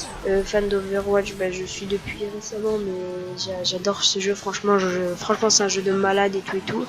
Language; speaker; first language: French; native; French